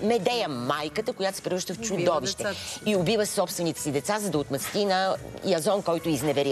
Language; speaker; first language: Bulgarian; native; Bulgarian